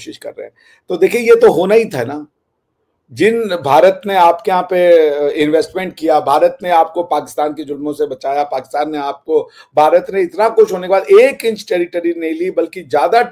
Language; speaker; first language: Hindi; native; Hindi